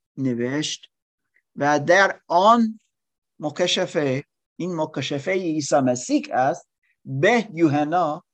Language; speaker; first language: Persian; non-native, learner; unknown